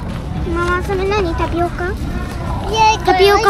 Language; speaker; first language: Japanese; early bilingual, other home language; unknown